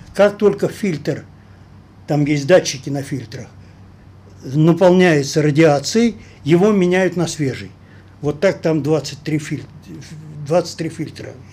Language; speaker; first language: Russian; native; Russian